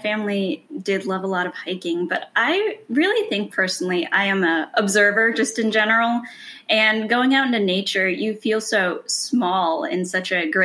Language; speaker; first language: English; native; English